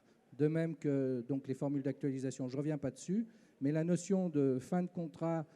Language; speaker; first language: French; native; French